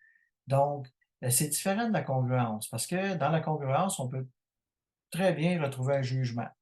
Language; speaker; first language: French; native; French